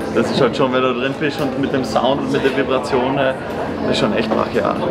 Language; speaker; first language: German; native; German